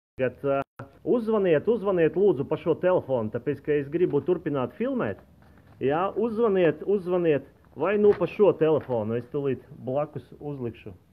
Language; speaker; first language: Latvian; non-native, local second language; Russian